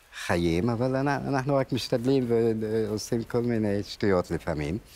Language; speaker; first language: Hebrew; early bilingual, other home language; Arabic